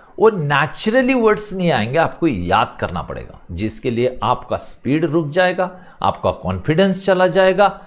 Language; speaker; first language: Hindi; non-native, local second language; Marathi